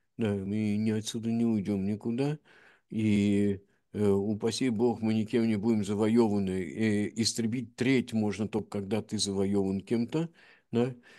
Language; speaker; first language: Russian; native; Russian